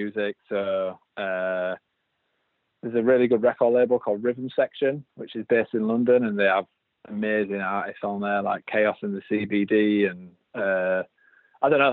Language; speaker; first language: English; native; English